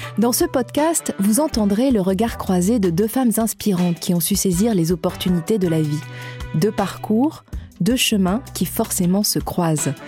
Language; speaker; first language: French; native; French